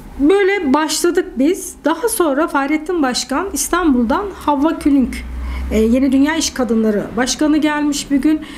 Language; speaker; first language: Turkish; native; Turkish